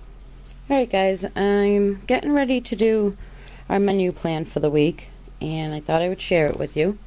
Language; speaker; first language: English; native; English